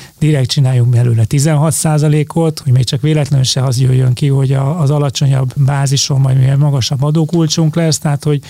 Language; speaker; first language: Hungarian; native; Hungarian